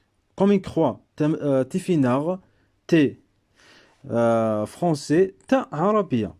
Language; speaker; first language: French; non-native, local second language; Berber languages